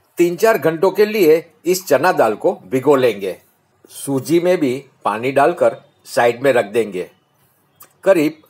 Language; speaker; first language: Hindi; non-native, local second language; Gujarati